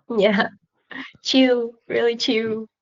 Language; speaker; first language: English; non-native, learner; Vietnamese